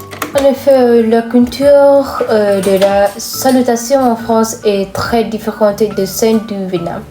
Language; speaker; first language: French; non-native, fluent; Vietnamese